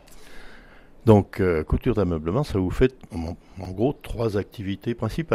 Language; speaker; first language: French; native; French